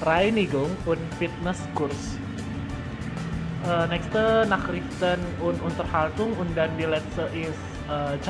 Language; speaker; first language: German; non-native, learner; Indonesian